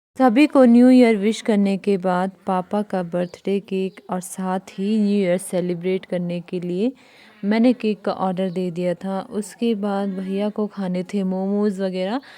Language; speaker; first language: Hindi; native; Hindi